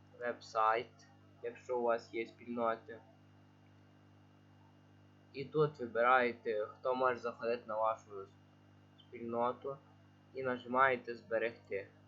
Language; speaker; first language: Ukrainian; native; Ukrainian